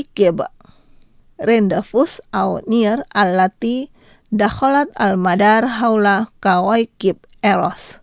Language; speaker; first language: Arabic; non-native, fluent; Indonesian